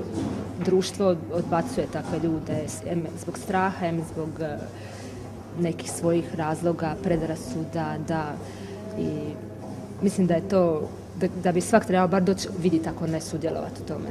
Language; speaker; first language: Bosnian; native; Bosnian